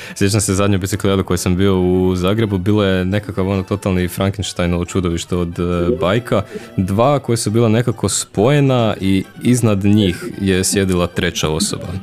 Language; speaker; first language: Croatian; native; Croatian